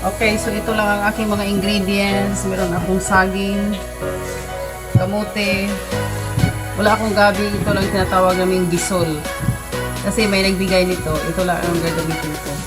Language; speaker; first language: Filipino; non-native, local second language; Cebuano